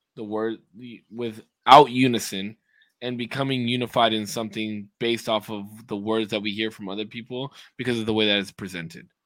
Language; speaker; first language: English; native; English